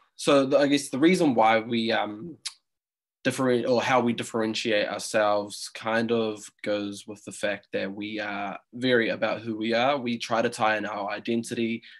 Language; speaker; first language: English; native; English